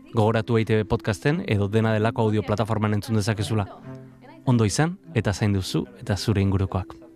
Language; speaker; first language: Basque; native; Basque